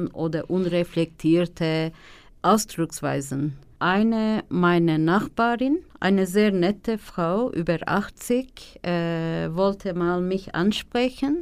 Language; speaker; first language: German; non-native, fluent; Turkish